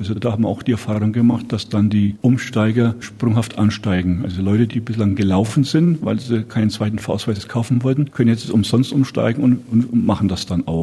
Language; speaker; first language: German; native; German